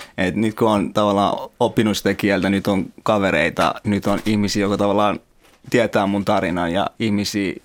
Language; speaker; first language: Finnish; early bilingual, other home language; Persian